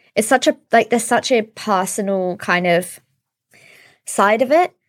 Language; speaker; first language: English; native; English